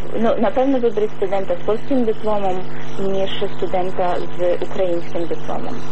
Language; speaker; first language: Ukrainian; native; Ukrainian